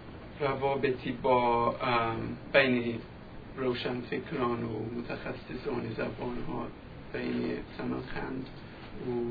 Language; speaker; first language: Persian; non-native, fluent; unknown